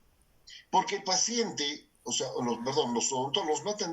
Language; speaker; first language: Spanish; native; Spanish